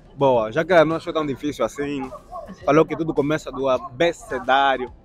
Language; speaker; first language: Portuguese; native; Portuguese